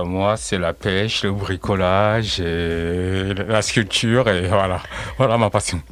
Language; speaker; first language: French; native; French